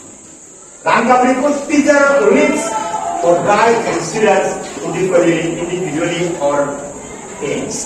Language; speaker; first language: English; non-native, learner; Indonesian